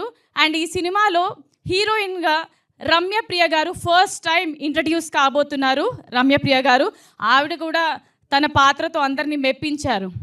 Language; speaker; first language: Telugu; native; Telugu